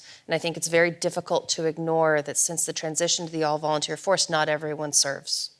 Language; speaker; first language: English; native; English